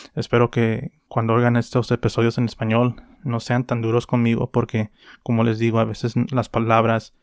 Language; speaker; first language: Spanish; early bilingual, heritage; Spanish